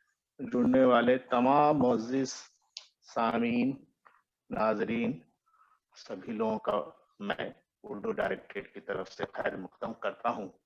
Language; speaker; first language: Urdu; native; Urdu